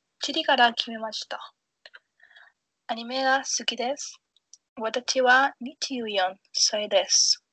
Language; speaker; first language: Japanese; non-native, learner; Spanish